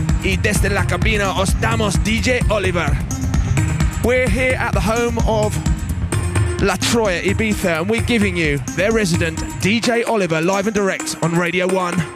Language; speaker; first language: English; native; English